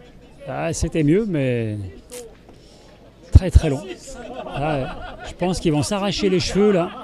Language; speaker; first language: French; native; French